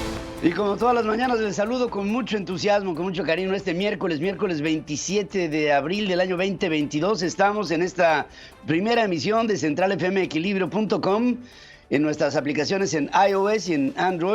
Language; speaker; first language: Spanish; native; Spanish